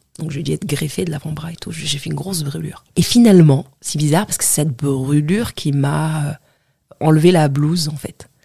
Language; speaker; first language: French; non-native, local second language; Arabic